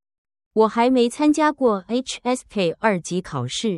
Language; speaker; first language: Chinese; non-native, learner; Vietnamese